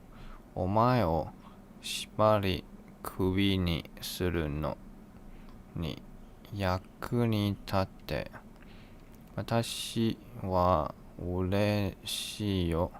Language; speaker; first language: Japanese; non-native, learner; English